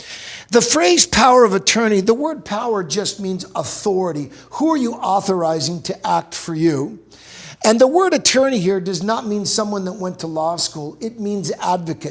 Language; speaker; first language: English; native; English